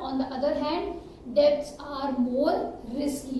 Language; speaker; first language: English; non-native, local second language; Hindi